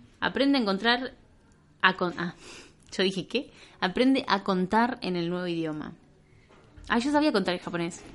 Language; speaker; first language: Spanish; native; Spanish